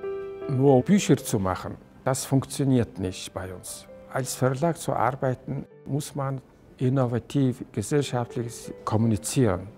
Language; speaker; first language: German; non-native, fluent; Mongolian